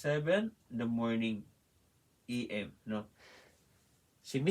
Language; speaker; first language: English; non-native, learner; Filipino